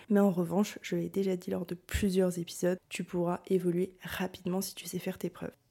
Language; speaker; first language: French; native; French